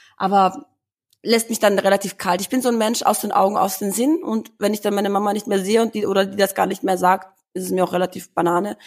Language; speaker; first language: German; early bilingual, other home language; Albanian